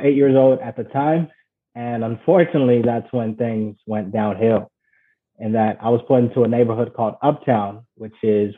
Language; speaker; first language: English; early bilingual, other home language; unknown